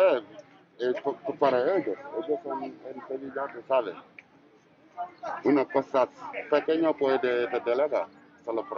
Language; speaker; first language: Spanish; non-native, learner; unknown